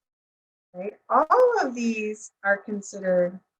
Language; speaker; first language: English; native; English